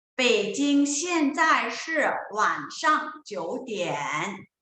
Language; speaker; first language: Chinese; non-native, fluent; Thai